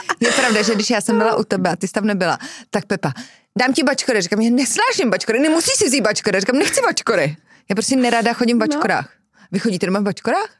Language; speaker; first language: Czech; native; Czech